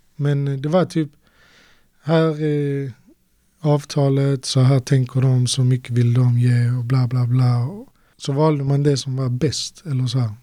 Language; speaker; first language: Swedish; native; Swedish